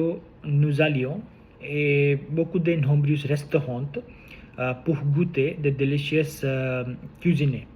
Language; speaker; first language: French; non-native, learner; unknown